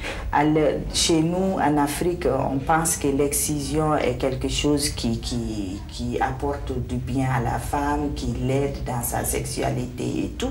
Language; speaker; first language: French; non-native, local second language; Bambara